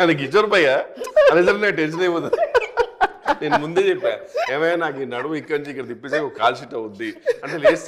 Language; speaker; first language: Telugu; native; Telugu